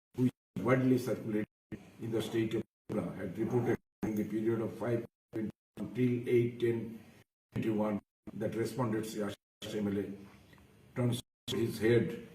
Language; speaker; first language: English; non-native, local second language; Bangla